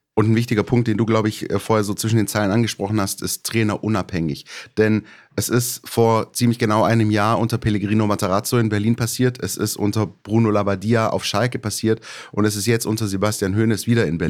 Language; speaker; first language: German; native; German